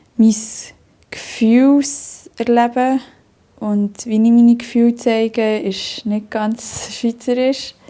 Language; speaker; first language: German; early bilingual, other home language; Spanish